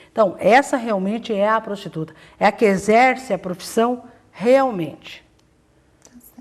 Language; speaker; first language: Portuguese; native; Portuguese